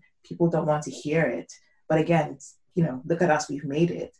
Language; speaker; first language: English; non-native, local second language; Yoruba